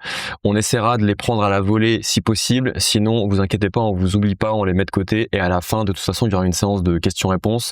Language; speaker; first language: French; native; French